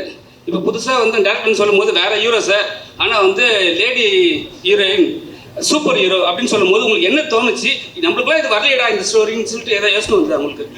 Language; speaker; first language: Tamil; non-native, local second language; Malayalam